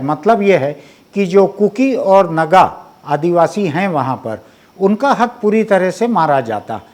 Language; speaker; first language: Hindi; native; Hindi